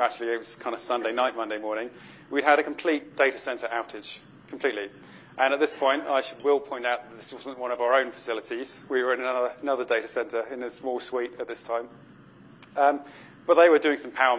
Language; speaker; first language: English; native; English